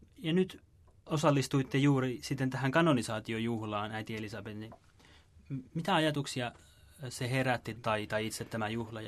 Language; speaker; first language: Finnish; native; Finnish